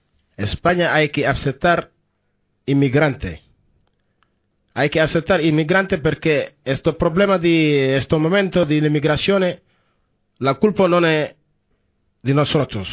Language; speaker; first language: Spanish; non-native, learner; Wolof